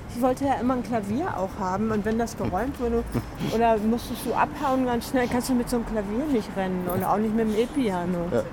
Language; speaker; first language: German; native; German